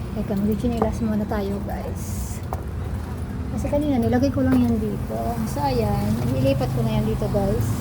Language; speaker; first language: Filipino; non-native, local second language; Bikol